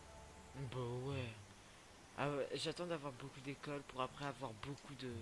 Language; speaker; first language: French; native; French